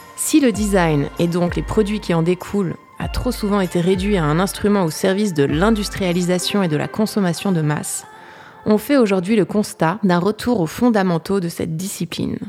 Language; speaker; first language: French; native; French